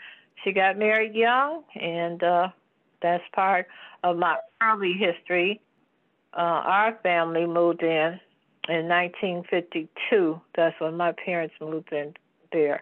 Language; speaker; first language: English; native; English